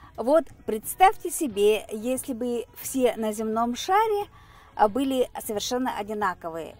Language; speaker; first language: Russian; non-native, local second language; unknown